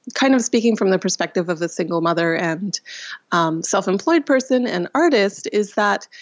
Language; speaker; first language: English; non-native, fluent; Russian